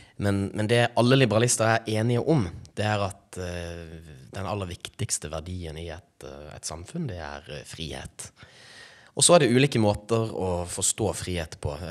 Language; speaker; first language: Norwegian; native; Norwegian